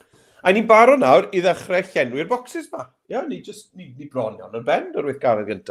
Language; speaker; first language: Welsh; native; Welsh